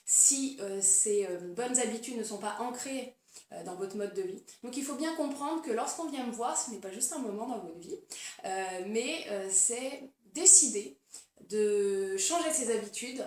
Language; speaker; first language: French; native; French